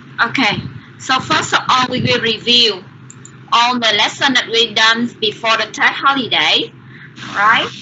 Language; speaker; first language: English; non-native, learner; Vietnamese